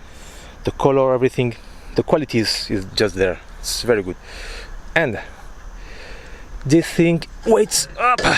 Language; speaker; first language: English; non-native, fluent; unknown